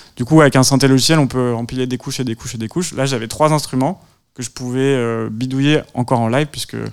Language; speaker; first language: French; native; French